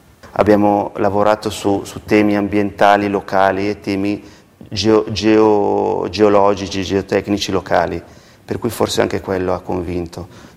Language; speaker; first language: Italian; native; Italian